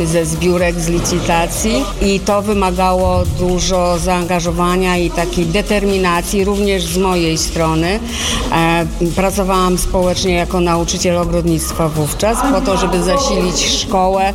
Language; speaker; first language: Polish; native; Polish